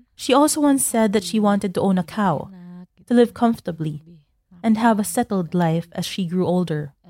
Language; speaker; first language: English; non-native, fluent; Indonesian